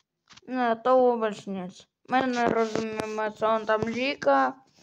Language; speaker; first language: Czech; early bilingual, other home language; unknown